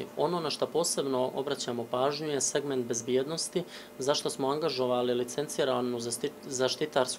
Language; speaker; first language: Serbian; native; Serbian